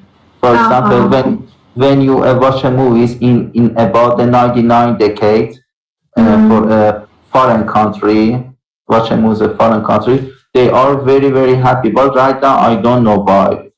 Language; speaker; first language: English; non-native, learner; Persian